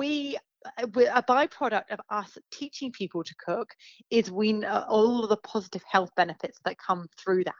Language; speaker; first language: English; native; English